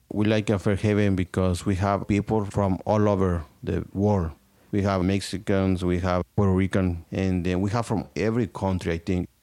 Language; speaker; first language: English; non-native, learner; Spanish